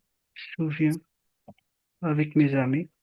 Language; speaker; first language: French; non-native, learner; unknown